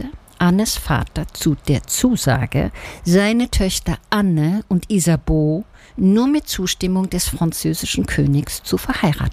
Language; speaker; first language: German; native; German